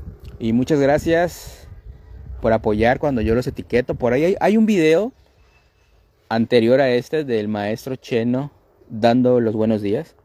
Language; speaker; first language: Spanish; native; Spanish